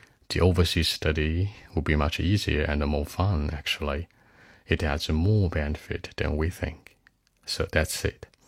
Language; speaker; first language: English; non-native, fluent; Chinese